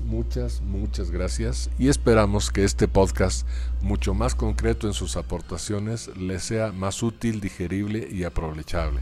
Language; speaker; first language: Spanish; native; Spanish